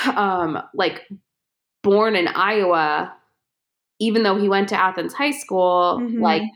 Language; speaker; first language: English; native; English